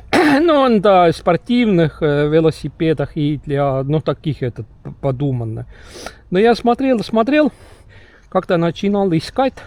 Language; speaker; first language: Russian; non-native, local second language; Estonian